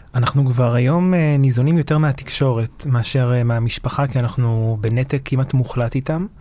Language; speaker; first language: Hebrew; early bilingual, other home language; Arabic